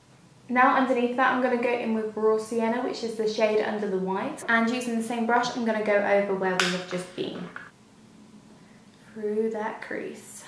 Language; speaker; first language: English; native; English